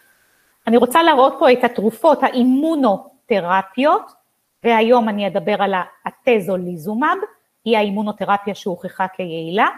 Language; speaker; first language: Hebrew; native; Hebrew